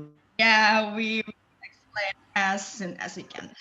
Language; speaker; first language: English; non-native, learner; Indonesian